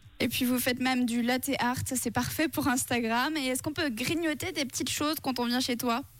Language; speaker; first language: French; native; French